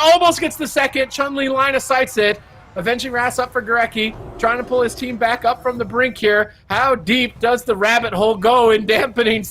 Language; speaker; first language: English; native; English